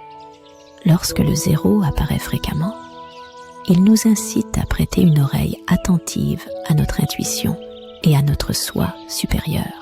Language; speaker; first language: French; native; French